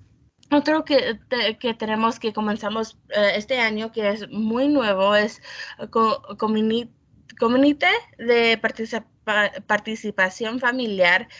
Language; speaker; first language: Spanish; early bilingual, heritage; Spanish